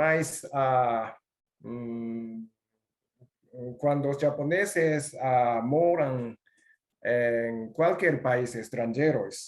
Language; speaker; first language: Portuguese; non-native, learner; Japanese